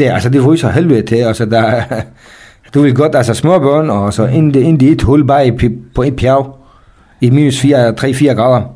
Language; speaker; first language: Danish; non-native, fluent; Kurdish